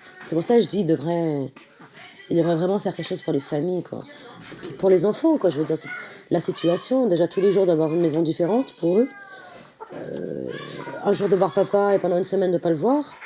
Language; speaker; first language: French; native; French